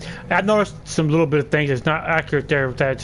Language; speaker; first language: English; native; English